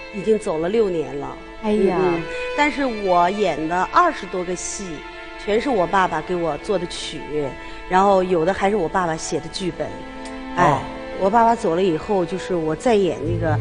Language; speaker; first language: Chinese; native; Chinese